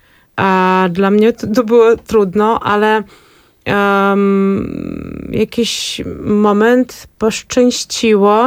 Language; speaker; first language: Polish; non-native, learner; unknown